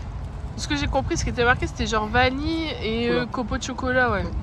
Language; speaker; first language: French; native; French